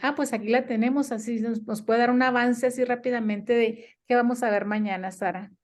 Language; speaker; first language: Spanish; native; Spanish